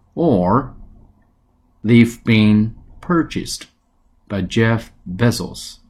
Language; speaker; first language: English; non-native, fluent; Chinese